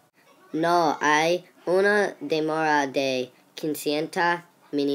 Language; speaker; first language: Spanish; non-native, learner; English